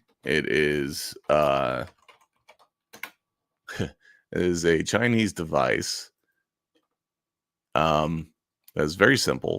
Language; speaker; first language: English; native; English